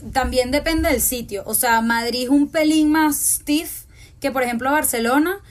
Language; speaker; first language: Spanish; native; Spanish